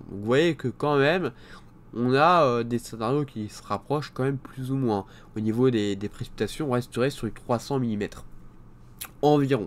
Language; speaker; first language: French; native; French